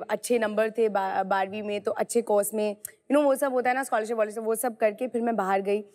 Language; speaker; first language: Hindi; native; Hindi